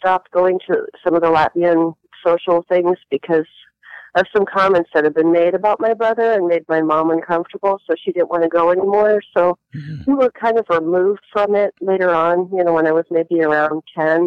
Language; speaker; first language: English; early bilingual, other home language; Latvian